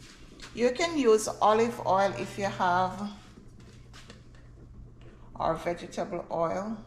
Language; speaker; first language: English; non-native, local second language; Jamaican Creole English